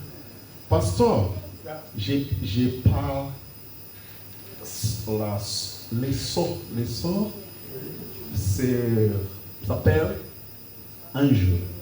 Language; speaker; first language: French; non-native, learner; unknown